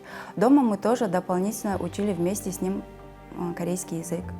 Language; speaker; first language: Russian; non-native, local second language; Kazakh